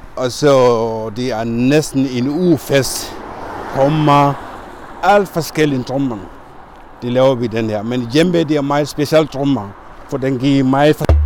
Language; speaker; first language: Danish; non-native, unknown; Mandingo